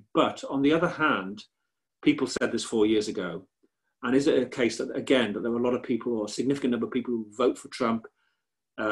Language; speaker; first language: English; native; English